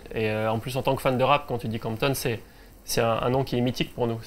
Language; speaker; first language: French; native; French